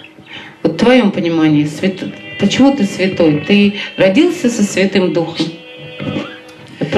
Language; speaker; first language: Russian; native; Russian